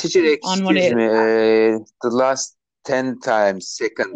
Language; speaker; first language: English; non-native, learner; Turkish